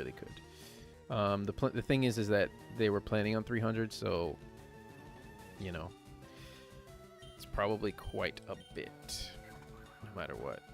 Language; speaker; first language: English; native; English